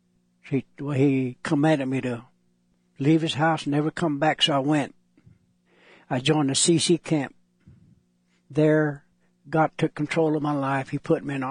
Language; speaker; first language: English; non-native, local second language; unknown